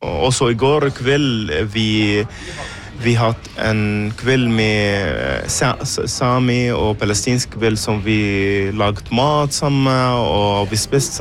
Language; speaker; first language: Norwegian; non-native, learner; Arabic